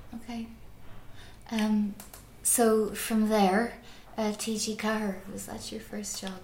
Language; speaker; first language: English; native; English